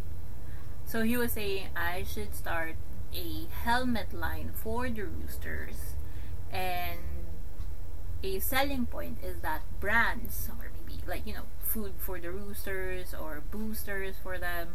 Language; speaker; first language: English; non-native, local second language; Filipino